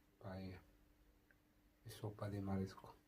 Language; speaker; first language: Spanish; non-native, learner; Arabic